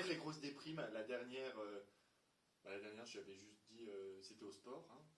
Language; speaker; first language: French; native; French